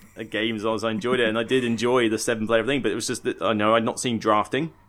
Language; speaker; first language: English; native; English